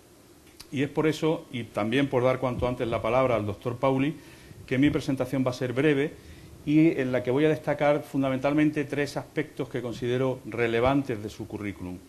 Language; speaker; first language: Spanish; native; Spanish